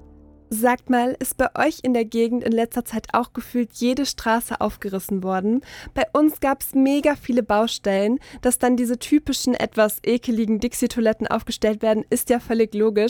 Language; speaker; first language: German; native; German